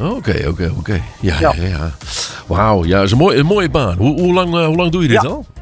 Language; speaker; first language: Dutch; native; Dutch